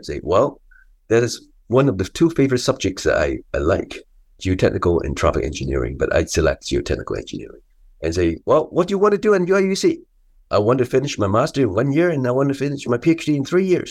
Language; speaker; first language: English; non-native, local second language; Cantonese